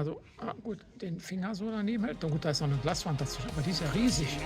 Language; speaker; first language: German; native; German